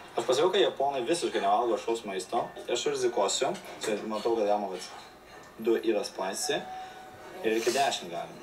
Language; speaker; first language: Lithuanian; native; Lithuanian